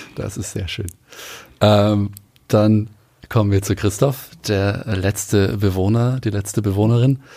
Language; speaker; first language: German; native; German